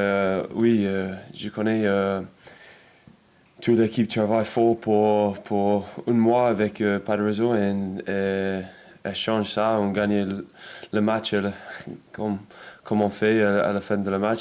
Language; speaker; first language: French; non-native, learner; English